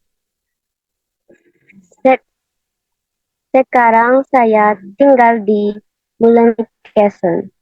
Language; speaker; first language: Indonesian; non-native, learner; Filipino